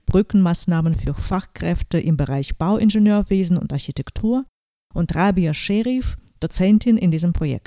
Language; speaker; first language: German; native; German